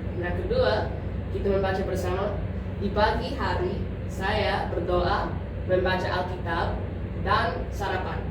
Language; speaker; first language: Indonesian; non-native, learner; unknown